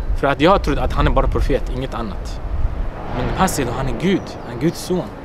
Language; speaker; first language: Swedish; non-native, fluent; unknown